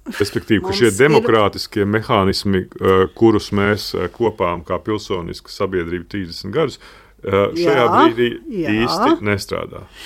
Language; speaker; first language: Latvian; native; Latvian